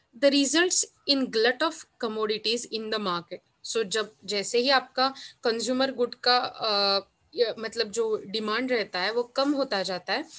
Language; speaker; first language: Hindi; non-native, local second language; Marathi